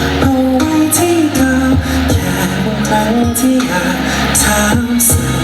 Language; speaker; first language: Thai; native; Thai